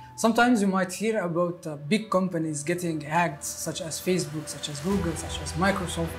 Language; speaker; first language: English; early bilingual, other home language; Arabic